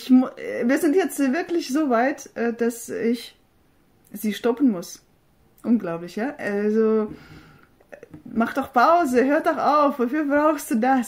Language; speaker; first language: German; non-native, fluent; Russian